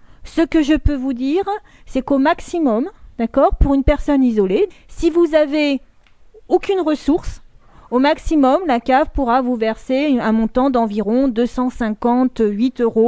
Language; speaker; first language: French; native; French